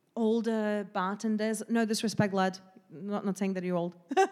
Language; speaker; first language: English; non-native, fluent; Slovak